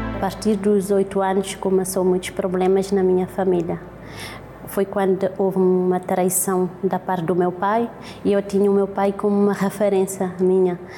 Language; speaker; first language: Portuguese; non-native, local second language; Kabuverdianu